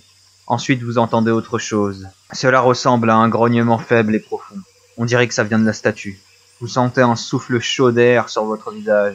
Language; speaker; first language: French; native; French